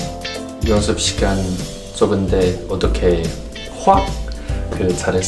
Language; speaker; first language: Korean; non-native, learner; Chinese